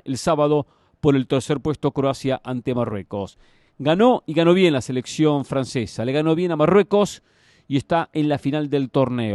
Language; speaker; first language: Spanish; native; Spanish